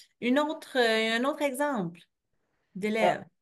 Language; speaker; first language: French; native; French